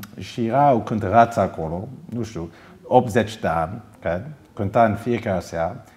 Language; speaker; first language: Romanian; early bilingual, heritage; Romanian